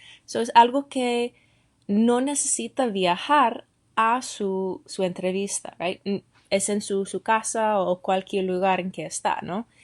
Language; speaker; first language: Spanish; non-native, fluent; English